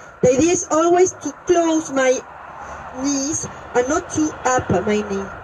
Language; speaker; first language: English; non-native, learner; French